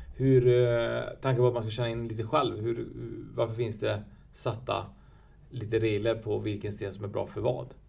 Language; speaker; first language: Swedish; native; Swedish